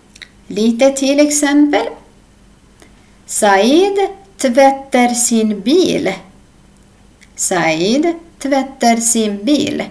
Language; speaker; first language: Swedish; non-native, fluent; Arabic